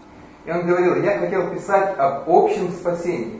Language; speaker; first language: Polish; non-native, learner; Russian